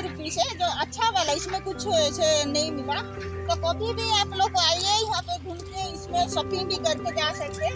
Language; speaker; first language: Hindi; non-native, local second language; Odia